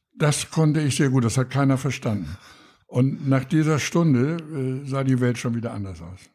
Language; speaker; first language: German; native; German